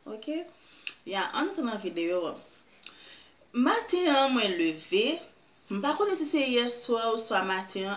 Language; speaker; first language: French; non-native, local second language; Haitian Creole